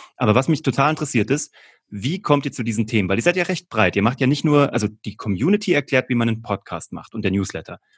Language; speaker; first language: German; native; German